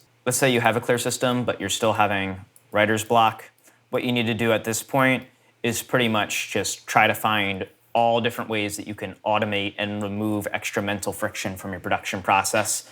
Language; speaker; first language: English; native; English